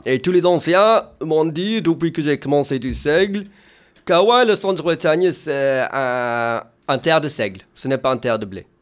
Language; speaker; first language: French; early bilingual, other home language; English